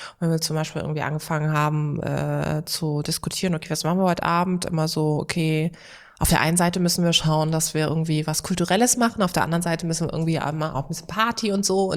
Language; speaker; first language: German; early bilingual, other home language; Turkish